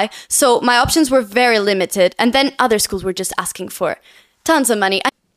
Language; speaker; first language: English; non-native, fluent; Portuguese